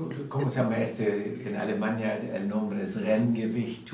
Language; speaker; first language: Spanish; non-native, learner; German